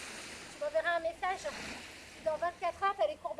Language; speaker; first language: French; native; French